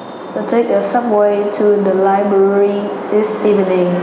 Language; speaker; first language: English; non-native, learner; Vietnamese